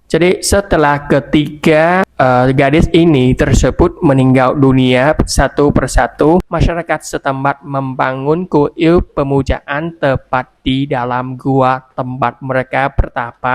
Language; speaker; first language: Indonesian; non-native, fluent; Vietnamese